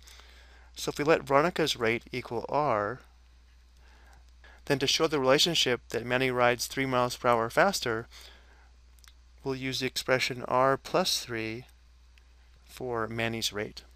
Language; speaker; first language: English; native; English